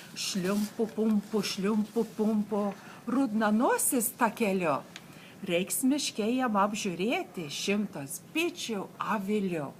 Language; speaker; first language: Lithuanian; early bilingual, heritage; Lithuanian